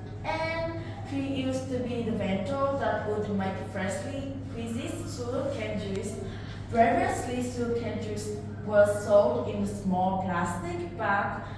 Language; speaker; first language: English; non-native, learner; Vietnamese